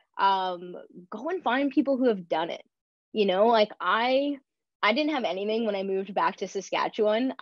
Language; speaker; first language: English; native; English